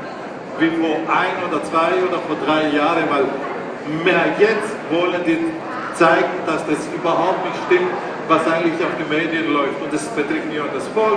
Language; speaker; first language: German; non-native, fluent; Greek